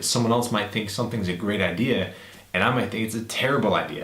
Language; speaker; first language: English; native; English